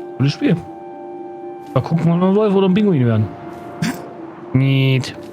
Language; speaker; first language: German; native; German